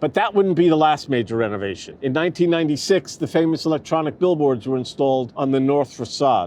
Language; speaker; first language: English; native; English